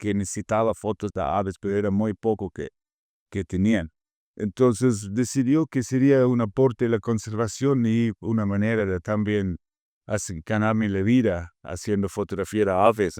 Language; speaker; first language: Spanish; non-native, fluent; English